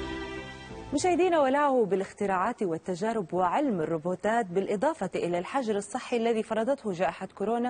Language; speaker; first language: Arabic; native; Arabic